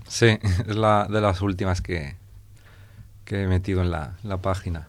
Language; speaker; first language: Spanish; native; Spanish